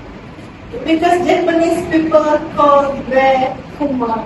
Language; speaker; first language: English; non-native, local second language; Malay